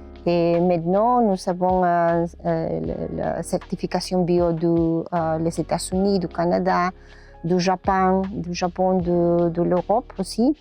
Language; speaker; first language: French; non-native, learner; Spanish